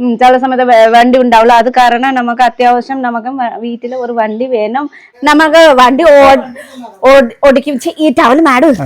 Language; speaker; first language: Malayalam; non-native, learner; Nepali